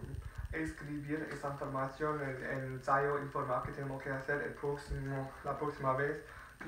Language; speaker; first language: Spanish; non-native, fluent; English